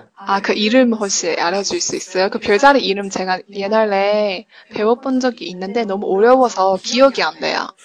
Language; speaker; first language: Korean; non-native, fluent; Chinese